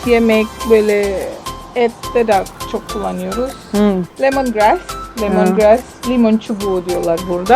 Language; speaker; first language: Turkish; non-native, learner; Indonesian